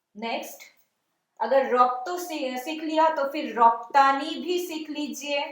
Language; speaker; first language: Hindi; non-native, local second language; Bangla